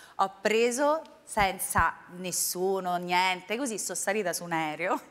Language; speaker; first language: Italian; native; Italian